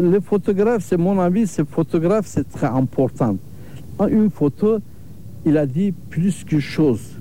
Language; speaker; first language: French; non-native, learner; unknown